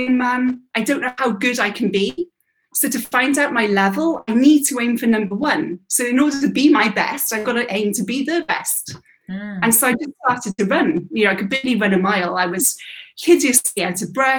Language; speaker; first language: English; native; English